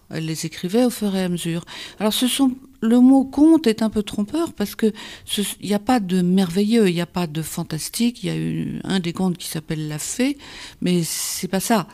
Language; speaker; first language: French; native; French